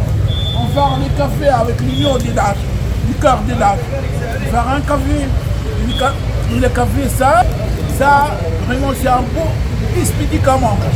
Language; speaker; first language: French; non-native, learner; Arabic